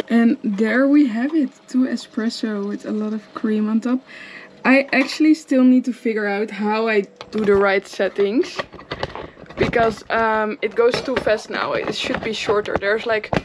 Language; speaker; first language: English; non-native, fluent; Dutch